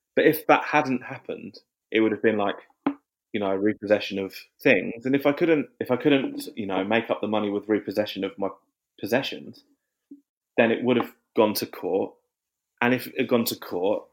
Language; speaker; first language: English; native; English